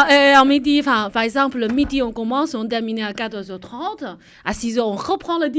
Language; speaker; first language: French; non-native, fluent; Chinese